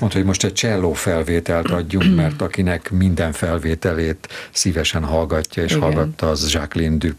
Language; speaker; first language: Hungarian; native; Hungarian